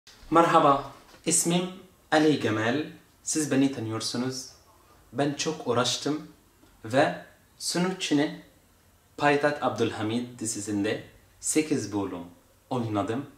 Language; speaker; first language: Turkish; non-native, fluent; Arabic